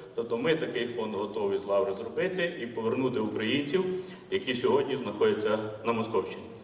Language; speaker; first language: Ukrainian; native; Ukrainian